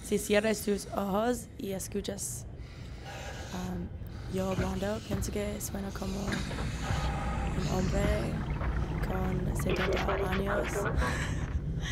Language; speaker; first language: Spanish; non-native, learner; English